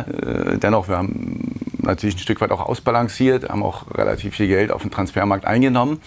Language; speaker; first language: German; native; German